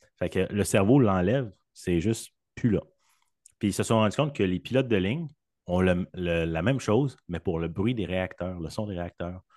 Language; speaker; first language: French; native; French